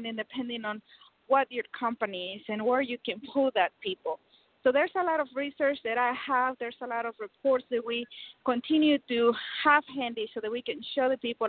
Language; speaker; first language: English; non-native, fluent; Spanish